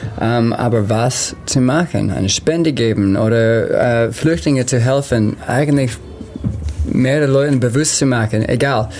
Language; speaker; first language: German; non-native, learner; English